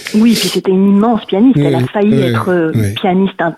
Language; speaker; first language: French; native; French